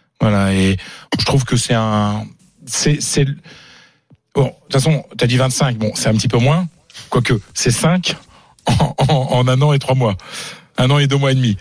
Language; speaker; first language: French; native; French